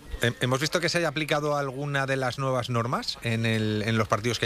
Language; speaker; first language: Spanish; native; Spanish